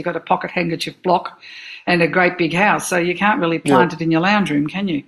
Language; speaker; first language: English; native; English